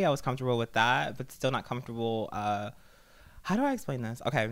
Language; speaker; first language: English; native; English